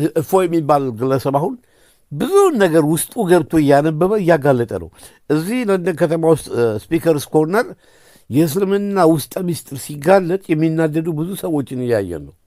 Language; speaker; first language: Amharic; native; Amharic